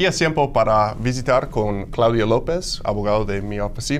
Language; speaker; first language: Spanish; non-native, fluent; English